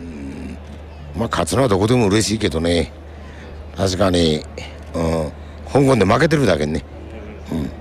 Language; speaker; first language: Japanese; native; Japanese